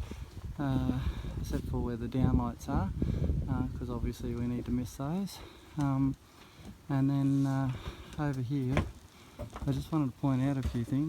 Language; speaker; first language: English; native; English